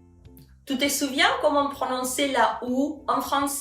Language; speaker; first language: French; non-native, fluent; Spanish